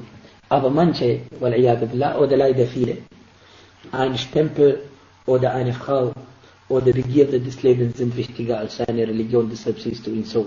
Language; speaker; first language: German; non-native, fluent; Arabic